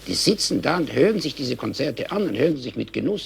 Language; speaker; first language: German; native; German